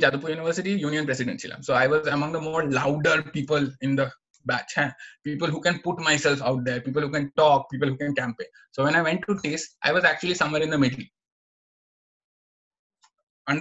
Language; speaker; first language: English; non-native, local second language; Bangla